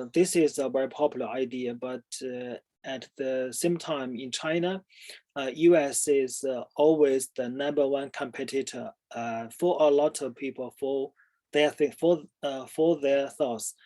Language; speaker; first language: English; non-native, fluent; Chinese